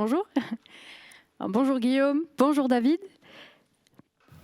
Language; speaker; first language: French; native; French